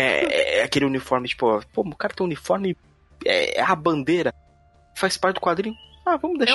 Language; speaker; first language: Portuguese; native; Portuguese